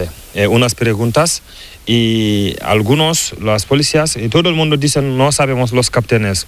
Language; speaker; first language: Spanish; non-native, learner; Fula